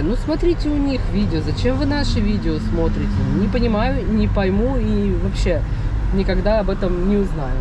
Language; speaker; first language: Russian; native; Russian